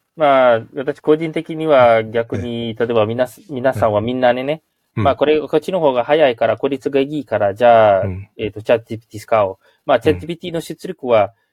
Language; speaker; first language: Japanese; non-native, fluent; Malay